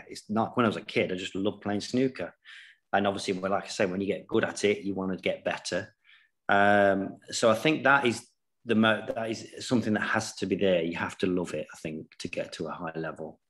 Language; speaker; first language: English; native; English